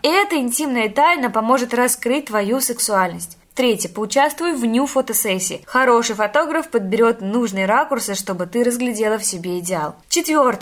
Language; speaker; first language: Russian; native; Russian